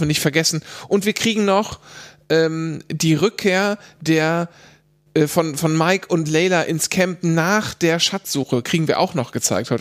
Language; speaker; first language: German; native; German